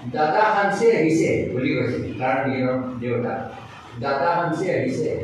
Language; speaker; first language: Assamese; non-native, local second language; Karbi